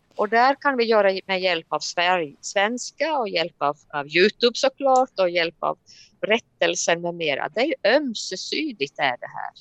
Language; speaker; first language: Swedish; non-native, fluent; Latvian